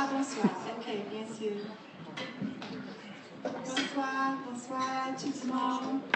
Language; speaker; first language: French; non-native, learner; English